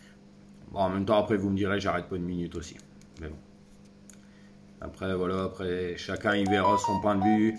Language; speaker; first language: French; native; French